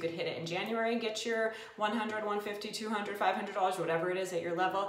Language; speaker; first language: English; native; English